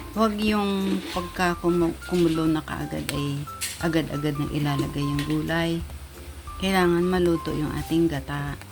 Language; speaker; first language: Filipino; non-native, local second language; Bikol